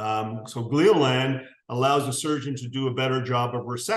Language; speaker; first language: English; native; English